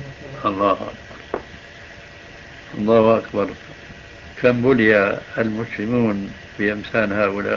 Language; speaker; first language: Arabic; early bilingual, other home language; Albanian